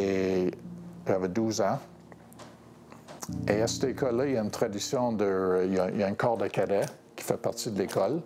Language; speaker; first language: French; non-native, local second language; English